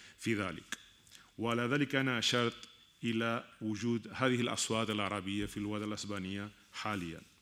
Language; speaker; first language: Arabic; non-native, fluent; Catalan